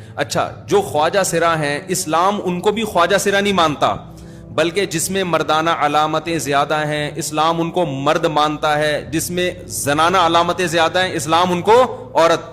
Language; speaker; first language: Urdu; native; Urdu